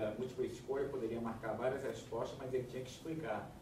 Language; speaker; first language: Portuguese; native; Portuguese